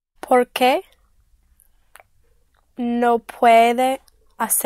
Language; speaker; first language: Spanish; non-native, learner; English